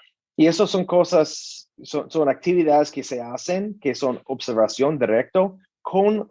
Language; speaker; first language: Spanish; non-native, learner; English